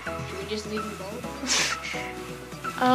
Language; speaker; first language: English; native; English